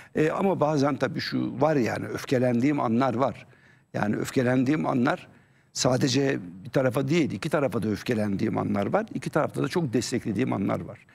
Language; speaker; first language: Turkish; native; Turkish